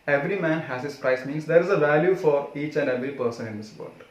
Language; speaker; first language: English; non-native, local second language; Malayalam